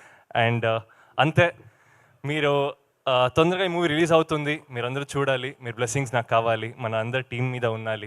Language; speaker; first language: Telugu; non-native, learner; Kannada